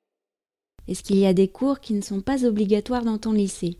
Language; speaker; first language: French; native; French